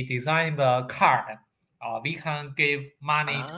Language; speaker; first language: English; non-native, learner; Chinese